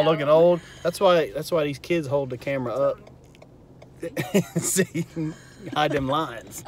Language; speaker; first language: English; native; English